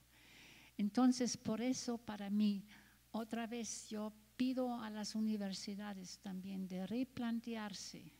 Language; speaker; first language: Spanish; non-native, fluent; German